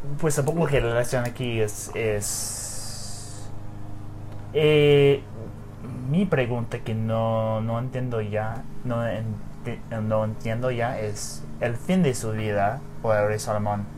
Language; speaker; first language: Spanish; non-native, learner; English